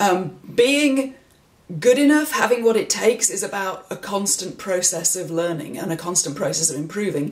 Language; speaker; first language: English; native; English